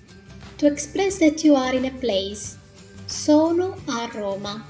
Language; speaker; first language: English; non-native, fluent; Italian